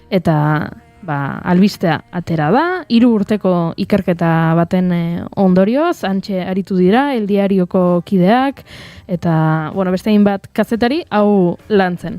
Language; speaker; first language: Basque; native; Basque